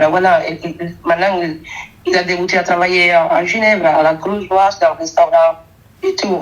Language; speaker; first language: French; non-native, fluent; Spanish